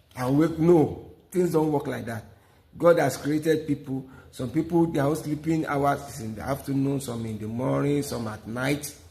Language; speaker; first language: English; non-native, local second language; Yoruba